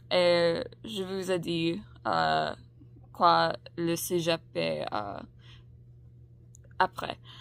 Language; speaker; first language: French; non-native, learner; English